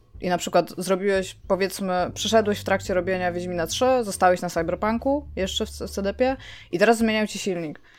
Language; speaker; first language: Polish; native; Polish